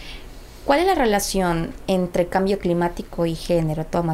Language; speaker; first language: Spanish; native; Spanish